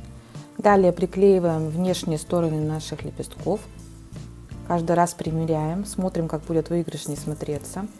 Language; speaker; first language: Russian; native; Russian